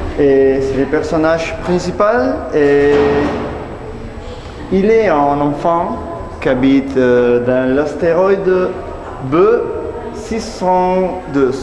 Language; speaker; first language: French; non-native, learner; Spanish